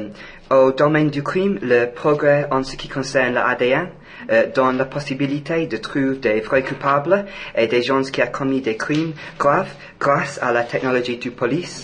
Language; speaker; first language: French; non-native, fluent; English